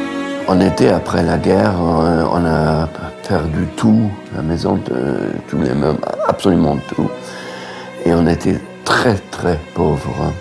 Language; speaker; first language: French; non-native, fluent; German